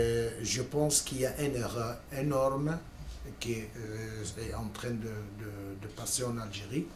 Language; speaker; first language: French; non-native, learner; Spanish